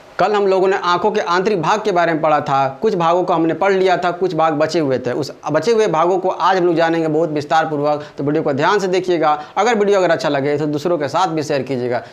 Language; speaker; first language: Hindi; native; Hindi